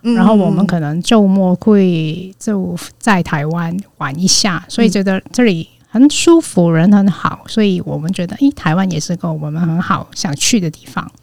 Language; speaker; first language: Chinese; non-native, fluent; Cantonese